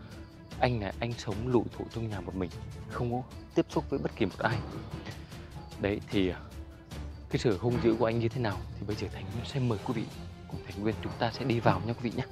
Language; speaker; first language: Vietnamese; native; Vietnamese